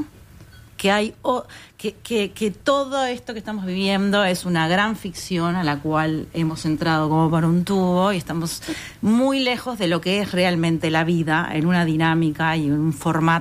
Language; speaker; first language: Spanish; native; Spanish